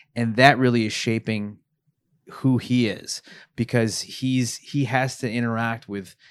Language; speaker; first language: English; early bilingual, other home language; Filipino